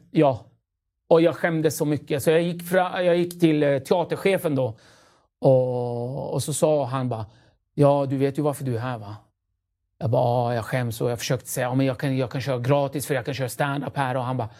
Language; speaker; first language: Swedish; early bilingual, other home language; Kurdish